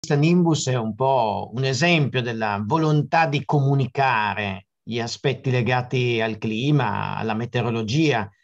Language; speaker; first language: Italian; native; Italian